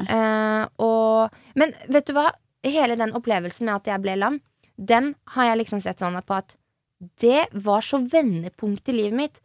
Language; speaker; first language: Norwegian; early bilingual, other home language; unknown